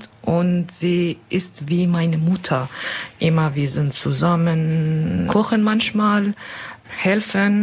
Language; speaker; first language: German; non-native, learner; Kurdish